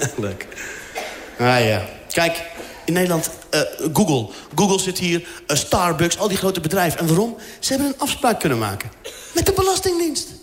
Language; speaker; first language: Dutch; early bilingual, other home language; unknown